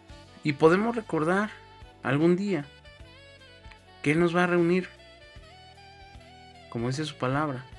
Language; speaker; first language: Spanish; native; Spanish